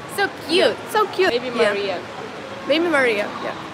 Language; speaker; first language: English; non-native, learner; Russian